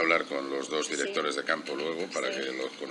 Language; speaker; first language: Spanish; native; Spanish